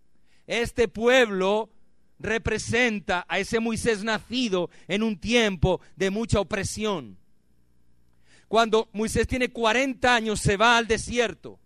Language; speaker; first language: Spanish; native; Spanish